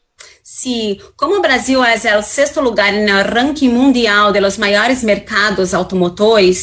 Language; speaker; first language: Spanish; non-native, fluent; Portuguese